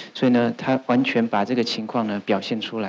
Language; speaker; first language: Chinese; native; Chinese